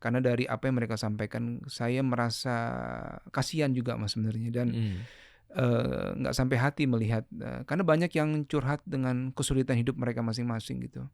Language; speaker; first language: Indonesian; native; Indonesian